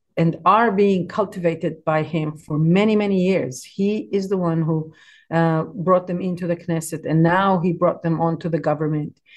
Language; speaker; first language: English; non-native, fluent; Hebrew